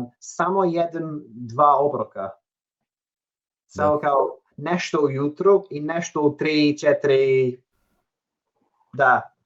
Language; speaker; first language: Serbian; non-native, learner; English